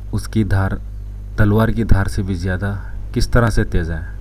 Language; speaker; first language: Urdu; non-native, local second language; Kannada